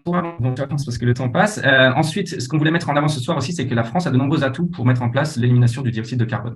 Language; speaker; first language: French; native; French